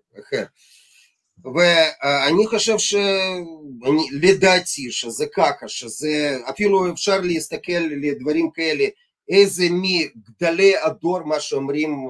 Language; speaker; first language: Hebrew; non-native, fluent; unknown